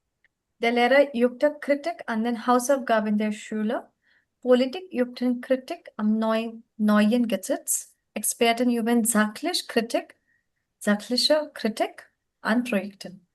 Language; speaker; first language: German; non-native, fluent; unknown